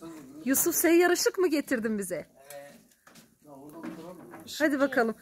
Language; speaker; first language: Turkish; native; Turkish